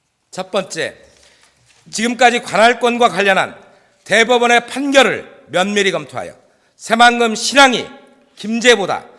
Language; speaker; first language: Korean; native; Korean